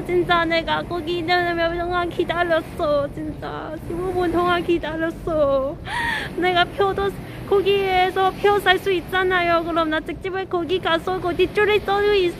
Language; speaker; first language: Korean; non-native, learner; Cantonese